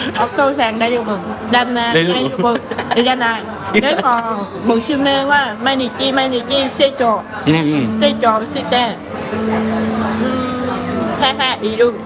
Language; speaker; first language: Japanese; non-native, learner; Vietnamese